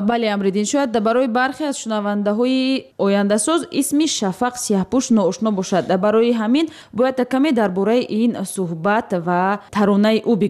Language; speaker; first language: Tajik; native; Tajik